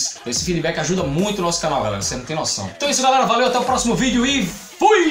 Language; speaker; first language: Portuguese; native; Portuguese